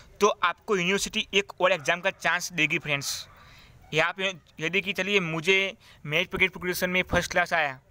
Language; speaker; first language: Hindi; non-native, local second language; Gujarati